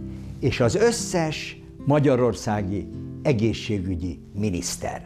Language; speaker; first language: Hungarian; native; Hungarian